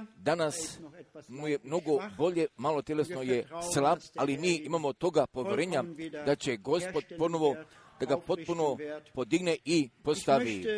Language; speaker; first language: Croatian; early bilingual, heritage; Croatian